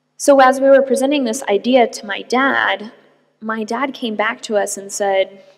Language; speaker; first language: English; native; English